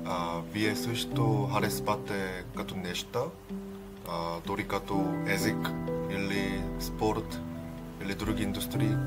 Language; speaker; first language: Bulgarian; non-native, learner; Korean